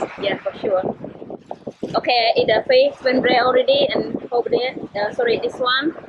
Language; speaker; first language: English; non-native, learner; Khmer